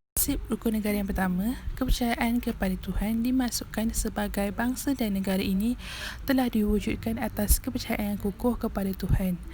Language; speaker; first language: Malay; native; Malay